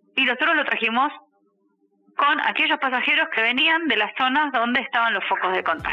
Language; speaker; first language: Spanish; native; Spanish